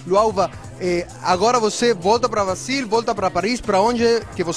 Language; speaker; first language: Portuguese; non-native, learner; Spanish